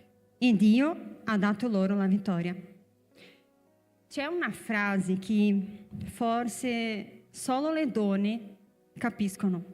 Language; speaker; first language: Italian; non-native, fluent; Portuguese